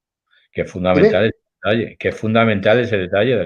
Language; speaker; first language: Spanish; native; Spanish